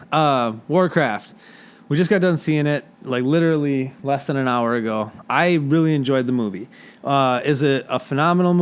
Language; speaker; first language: English; native; English